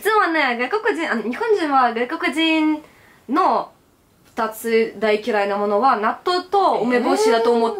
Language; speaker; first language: Japanese; non-native, fluent; Russian